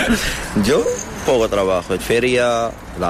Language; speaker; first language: Spanish; non-native, learner; Arabic